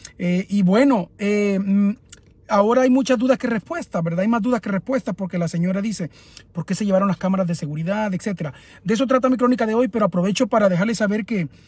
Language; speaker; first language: Spanish; native; Spanish